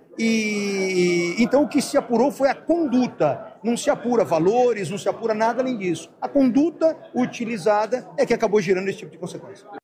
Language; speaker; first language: Portuguese; native; Portuguese